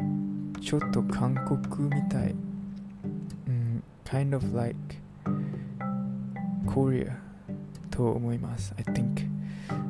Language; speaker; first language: Japanese; non-native, learner; English